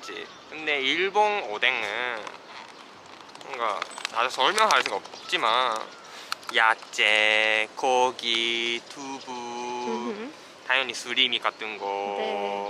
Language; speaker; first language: Korean; non-native, fluent; Japanese